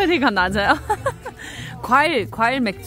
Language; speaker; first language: Korean; non-native, fluent; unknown